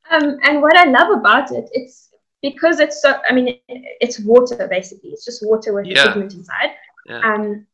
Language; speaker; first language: English; native; English